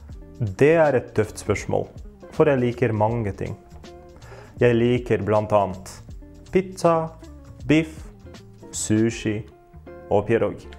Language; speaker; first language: Norwegian; non-native, fluent; Polish